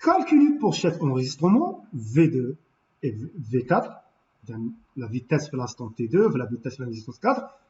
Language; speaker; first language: French; non-native, local second language; Arabic